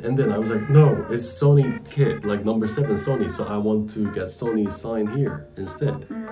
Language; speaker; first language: English; non-native, fluent; Korean